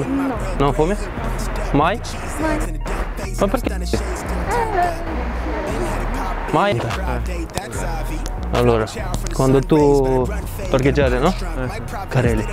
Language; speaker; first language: Italian; non-native, learner; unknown